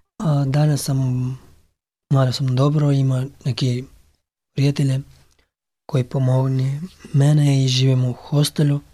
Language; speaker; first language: Serbian; non-native, learner; Pashto